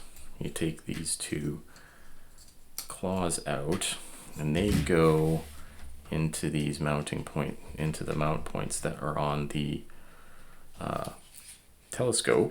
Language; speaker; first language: English; native; English